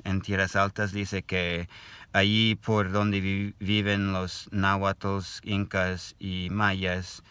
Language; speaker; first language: Spanish; non-native, learner; English